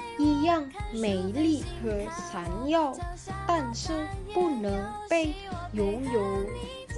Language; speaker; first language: Chinese; non-native, learner; Indonesian